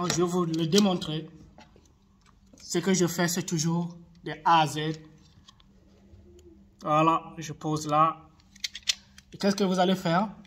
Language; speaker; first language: French; non-native, local second language; Arabic